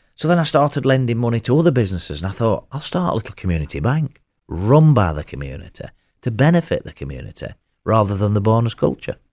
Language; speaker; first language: English; native; English